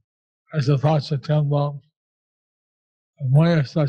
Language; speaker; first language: Spanish; non-native, learner; English